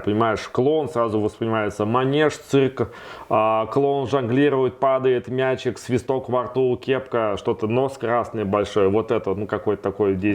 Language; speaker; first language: Russian; native; Russian